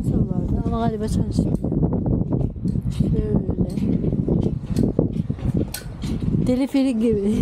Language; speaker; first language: Turkish; non-native, learner; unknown